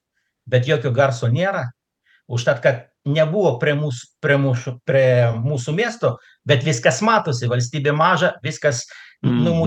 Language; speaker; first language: Lithuanian; non-native, local second language; Russian